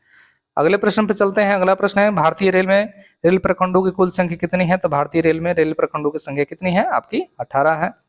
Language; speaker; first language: Hindi; native; Hindi